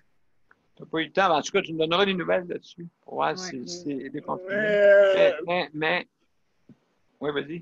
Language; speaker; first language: French; native; French